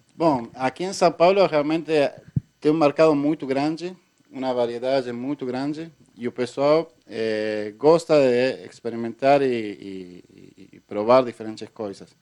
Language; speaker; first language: Portuguese; non-native, fluent; Spanish